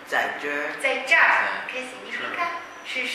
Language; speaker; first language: Italian; non-native, fluent; Chinese